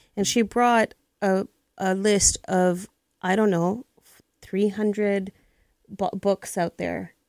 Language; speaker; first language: English; early bilingual, other home language; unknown